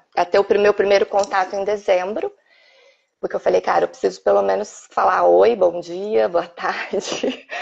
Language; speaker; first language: Portuguese; native; Portuguese